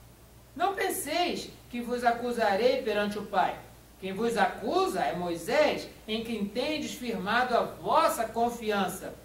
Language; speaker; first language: Portuguese; native; Portuguese